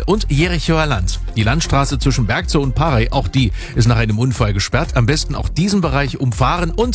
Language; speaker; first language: German; native; German